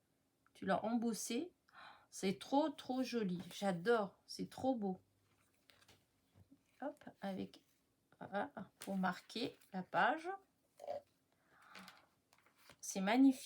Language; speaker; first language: French; native; French